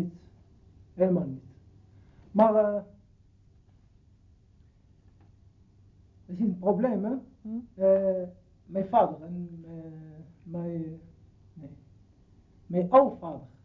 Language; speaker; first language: Dutch; non-native, learner; Arabic